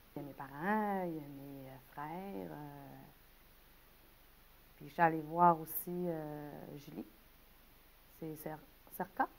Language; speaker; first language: French; native; French